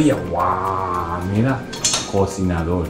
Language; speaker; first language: Spanish; non-native, learner; Japanese